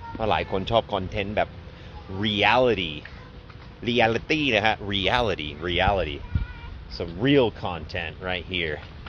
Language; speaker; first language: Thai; non-native, fluent; English